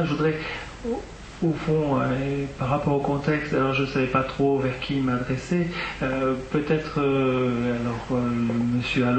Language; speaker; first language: French; native; French